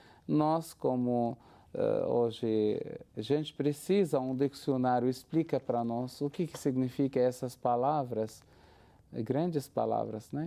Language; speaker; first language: Portuguese; non-native, fluent; Arabic